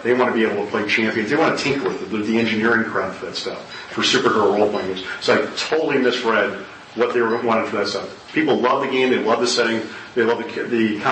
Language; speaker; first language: English; native; English